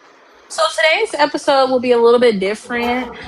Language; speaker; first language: English; native; English